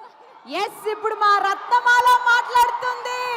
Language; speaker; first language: Telugu; native; Telugu